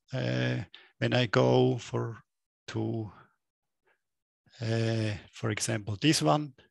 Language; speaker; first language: English; non-native, fluent; German